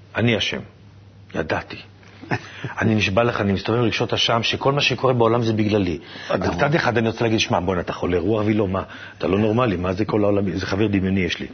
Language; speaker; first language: Hebrew; native; Hebrew